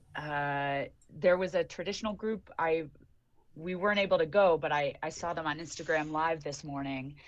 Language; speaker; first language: English; native; English